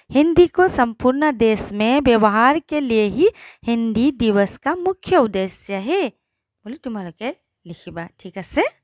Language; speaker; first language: Hindi; non-native, local second language; Assamese